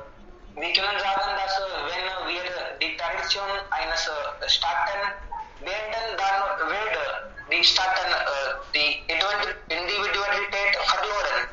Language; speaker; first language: German; non-native, learner; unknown